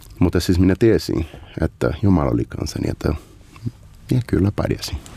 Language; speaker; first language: Finnish; non-native, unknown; Portuguese